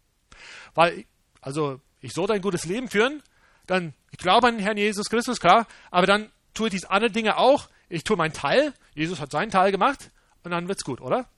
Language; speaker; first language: German; non-native, fluent; English